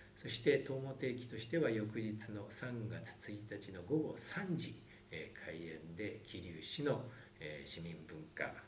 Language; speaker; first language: Japanese; native; Japanese